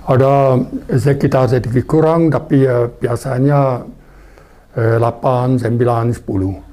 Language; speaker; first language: Indonesian; non-native, fluent; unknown